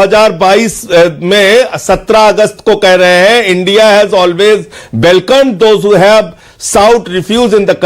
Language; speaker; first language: Hindi; native; Hindi